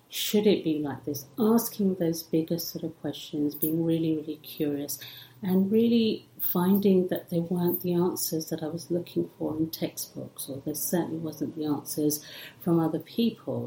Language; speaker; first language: English; early bilingual, other home language; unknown